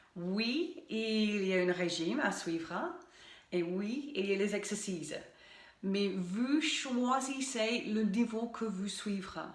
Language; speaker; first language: French; non-native, fluent; English